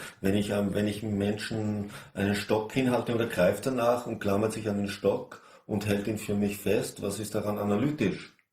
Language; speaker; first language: German; native; German